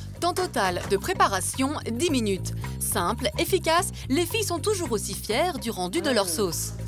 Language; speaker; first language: French; native; French